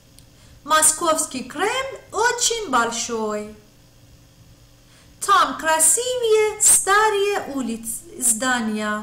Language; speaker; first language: Russian; non-native, fluent; Persian